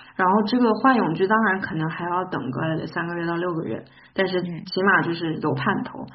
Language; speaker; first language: Chinese; native; Chinese